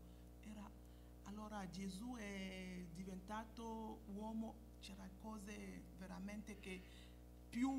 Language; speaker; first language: Italian; non-native, fluent; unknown